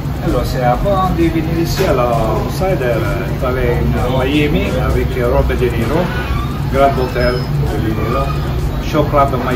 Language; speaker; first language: French; non-native, learner; Italian